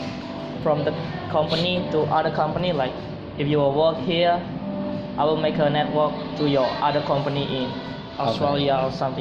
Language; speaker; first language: English; non-native, fluent; Indonesian